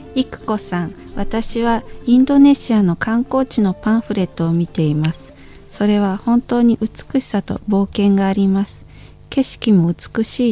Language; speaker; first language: Japanese; non-native, learner; Indonesian